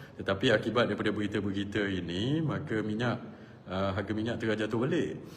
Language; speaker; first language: Malay; native; Malay